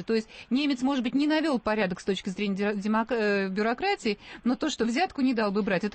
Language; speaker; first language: Russian; native; Russian